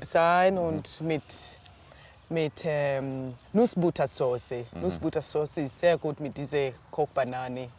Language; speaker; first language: German; non-native, learner; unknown